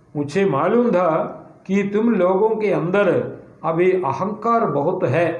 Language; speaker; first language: Hindi; non-native, local second language; Malayalam